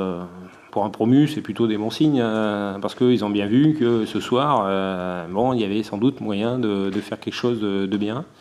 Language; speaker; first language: French; native; French